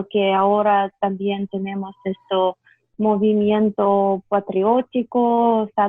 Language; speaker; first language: Spanish; non-native, fluent; Russian